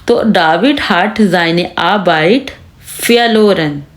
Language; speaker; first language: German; non-native, fluent; Urdu